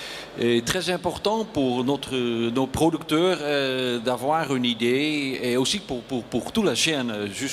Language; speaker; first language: French; non-native, learner; Dutch